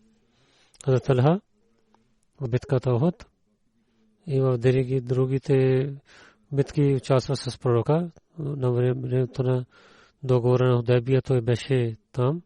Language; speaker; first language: Bulgarian; non-native, learner; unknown